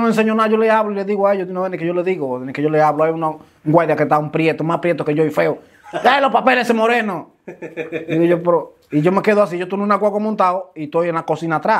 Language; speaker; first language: Spanish; native; Spanish